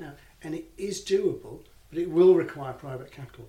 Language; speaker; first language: English; native; English